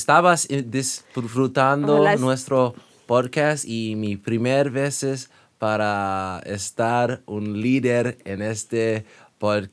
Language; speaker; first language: Spanish; non-native, learner; English